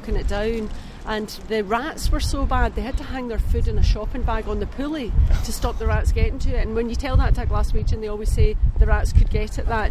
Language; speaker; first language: English; native; English